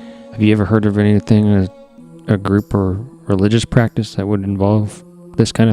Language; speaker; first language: English; native; English